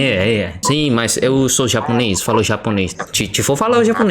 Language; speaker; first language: Portuguese; non-native, fluent; Indonesian